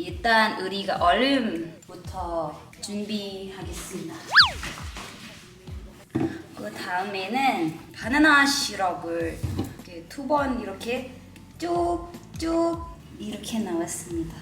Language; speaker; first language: Korean; non-native, learner; Thai